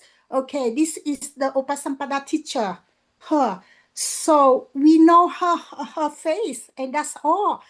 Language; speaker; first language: English; non-native, learner; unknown